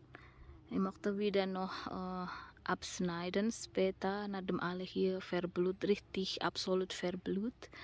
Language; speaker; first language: German; non-native, learner; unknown